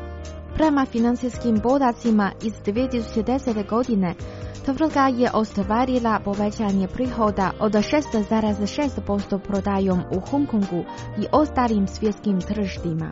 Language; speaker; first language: Croatian; non-native, fluent; Chinese